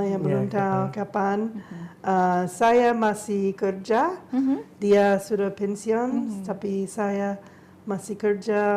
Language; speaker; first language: Indonesian; non-native, learner; English